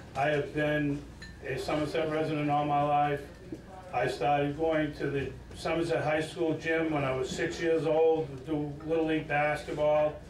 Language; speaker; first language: English; native; English